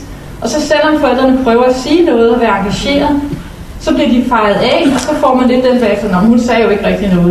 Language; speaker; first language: Danish; native; Danish